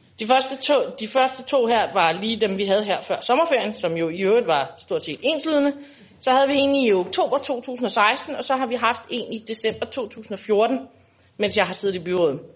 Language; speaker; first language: Danish; native; Danish